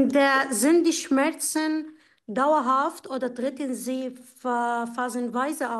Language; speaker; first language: German; non-native, fluent; Arabic